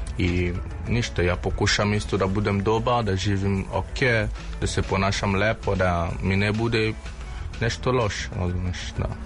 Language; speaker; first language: Serbian; non-native, learner; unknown